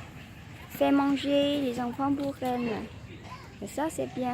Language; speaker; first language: French; non-native, learner; Vietnamese